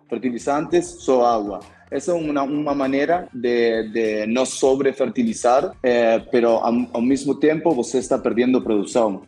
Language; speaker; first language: Portuguese; non-native, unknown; Spanish